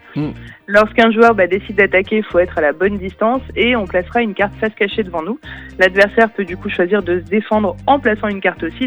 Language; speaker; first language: French; native; French